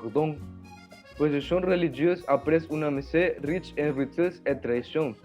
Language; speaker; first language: French; non-native, learner; Spanish